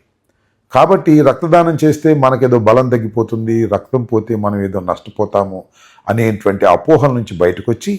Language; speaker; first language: Telugu; native; Telugu